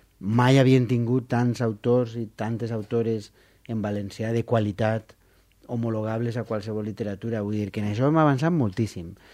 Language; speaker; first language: Catalan; non-native, local second language; Spanish